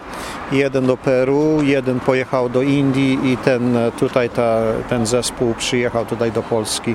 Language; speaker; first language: Polish; early bilingual, heritage; Polish